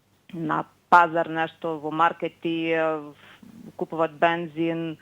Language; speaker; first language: Macedonian; non-native, fluent; Ukrainian